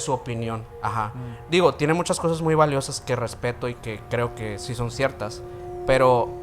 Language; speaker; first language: Spanish; native; Spanish